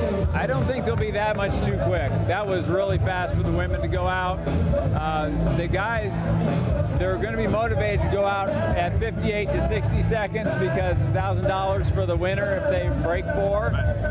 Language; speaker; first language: English; native; English